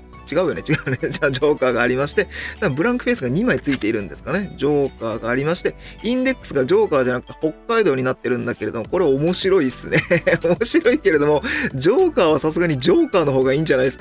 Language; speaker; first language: Japanese; native; Japanese